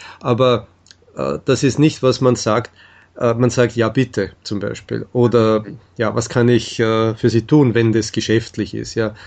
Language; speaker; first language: German; native; German